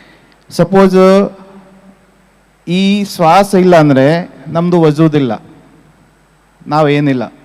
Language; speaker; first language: Kannada; non-native, fluent; Hindi